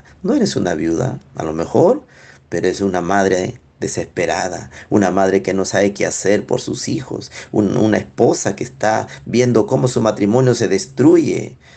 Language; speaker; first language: Spanish; native; Spanish